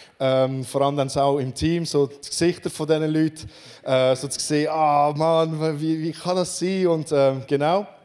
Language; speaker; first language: German; non-native, fluent; Romanian